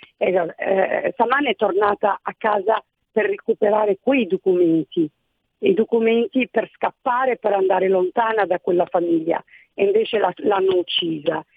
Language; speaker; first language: Italian; non-native, fluent; Arabic